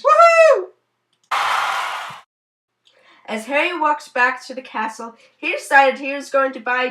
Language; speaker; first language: English; native; English